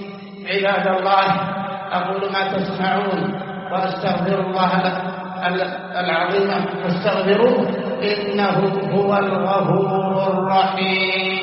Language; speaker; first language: Arabic; native; Arabic